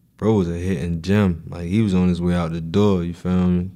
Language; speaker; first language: English; native; English